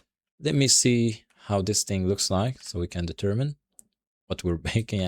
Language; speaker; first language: English; non-native, fluent; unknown